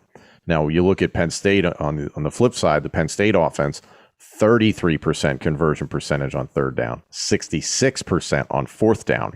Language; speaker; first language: English; native; English